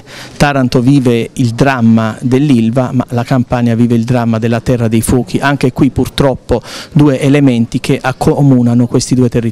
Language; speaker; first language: Italian; native; Italian